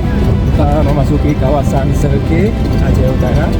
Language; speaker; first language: Indonesian; non-native, local second language; Achinese